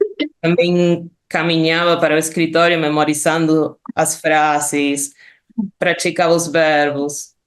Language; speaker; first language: Portuguese; non-native, fluent; Spanish